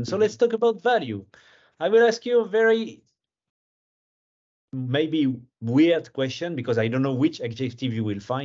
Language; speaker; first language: English; non-native, fluent; French